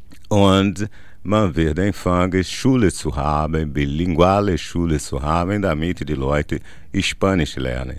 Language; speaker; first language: German; non-native, learner; Portuguese